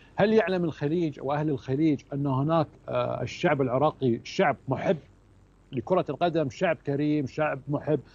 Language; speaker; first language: Arabic; native; Arabic